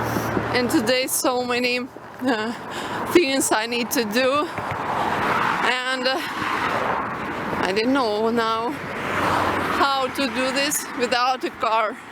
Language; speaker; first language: English; non-native, local second language; Russian